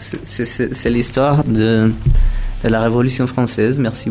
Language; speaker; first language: French; non-native, fluent; Spanish